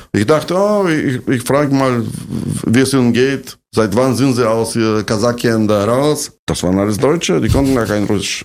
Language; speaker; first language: German; non-native, fluent; Russian